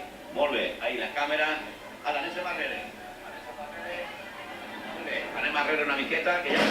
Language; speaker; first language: Catalan; native; Catalan